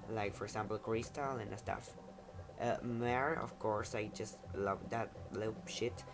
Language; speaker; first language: English; non-native, fluent; Spanish